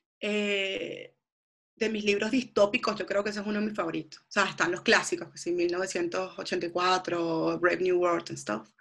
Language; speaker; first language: Spanish; native; Spanish